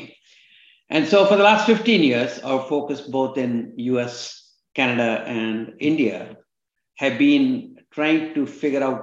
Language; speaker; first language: English; non-native, local second language; Kannada